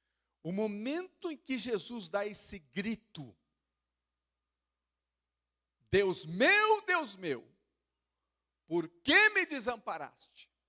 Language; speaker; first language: Portuguese; native; Portuguese